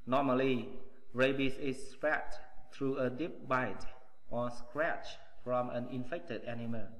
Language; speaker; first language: English; non-native, fluent; Vietnamese